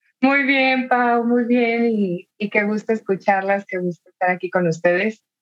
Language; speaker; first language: Spanish; native; Spanish